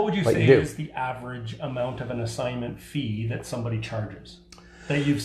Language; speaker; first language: English; native; English